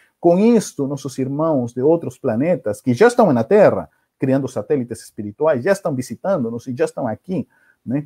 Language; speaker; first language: Portuguese; non-native, fluent; Spanish